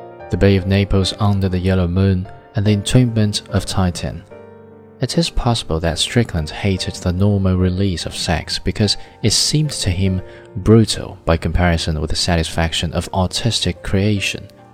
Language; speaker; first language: English; non-native, fluent; Chinese